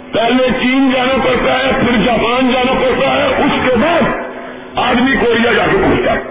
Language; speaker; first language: Urdu; non-native, local second language; Punjabi